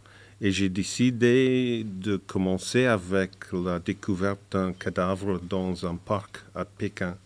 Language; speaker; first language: French; non-native, fluent; English